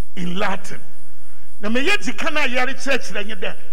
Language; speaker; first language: English; non-native, local second language; Akan